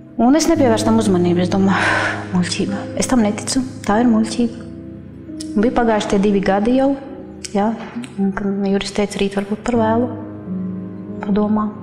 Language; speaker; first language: Latvian; non-native, local second language; Russian